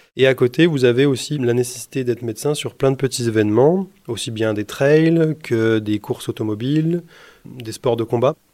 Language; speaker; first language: French; native; French